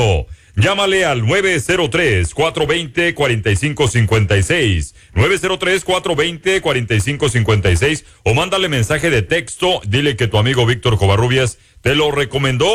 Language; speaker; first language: Spanish; native; Spanish